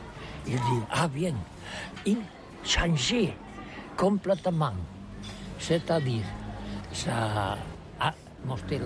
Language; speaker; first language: French; non-native, learner; Catalan